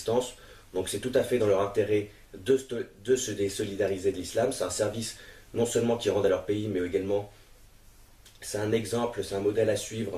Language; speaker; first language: French; native; French